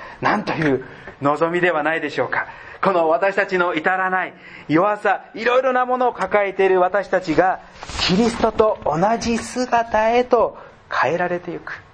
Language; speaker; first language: Japanese; native; Japanese